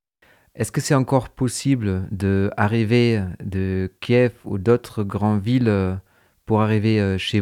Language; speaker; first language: French; native; French